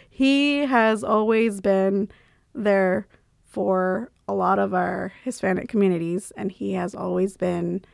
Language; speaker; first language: English; early bilingual, other home language; Spanish